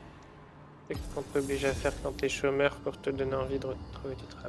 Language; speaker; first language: French; native; French